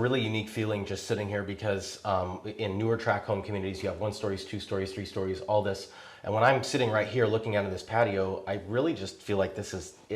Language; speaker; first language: English; native; English